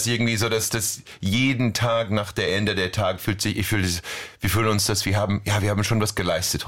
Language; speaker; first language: German; non-native, fluent; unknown